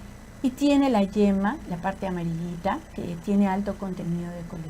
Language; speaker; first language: Spanish; native; Spanish